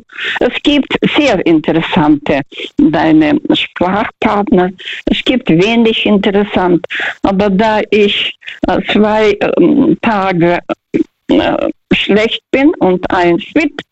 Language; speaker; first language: German; non-native, fluent; Russian